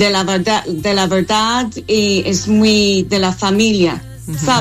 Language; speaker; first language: Spanish; non-native, fluent; English